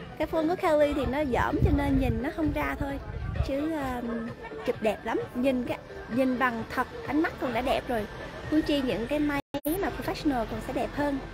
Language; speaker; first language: Vietnamese; early bilingual, heritage; Vietnamese